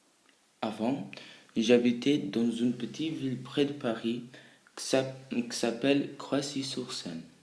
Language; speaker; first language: French; early bilingual, other home language; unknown